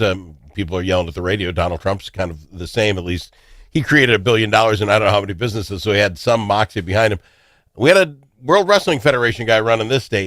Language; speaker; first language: English; native; English